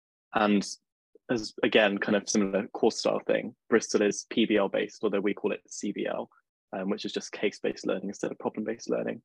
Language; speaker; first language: English; native; English